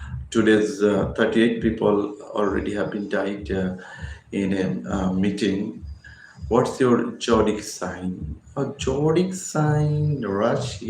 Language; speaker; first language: English; non-native, local second language; Bangla